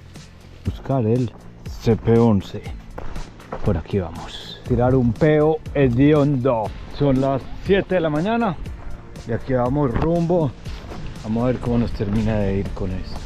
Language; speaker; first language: Spanish; native; Spanish